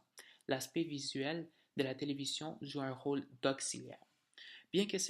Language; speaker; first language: French; native; French